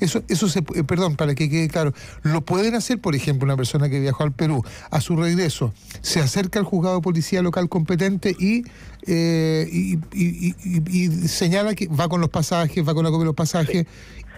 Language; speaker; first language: Spanish; native; Spanish